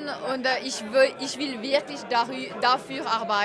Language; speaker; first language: German; non-native, local second language; French